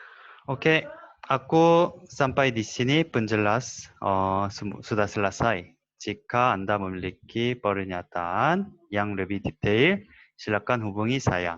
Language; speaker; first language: Indonesian; non-native, learner; Korean